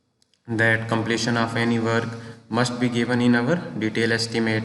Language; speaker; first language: English; non-native, local second language; Hindi